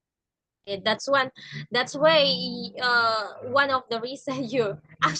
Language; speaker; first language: English; non-native, learner; Indonesian